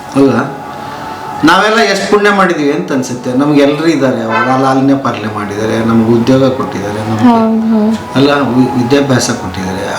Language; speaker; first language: Kannada; native; Kannada